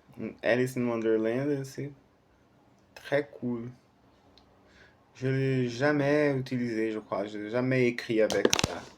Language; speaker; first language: French; non-native, fluent; Portuguese